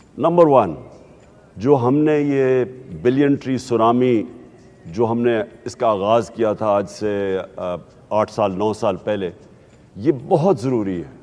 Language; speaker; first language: Urdu; native; Urdu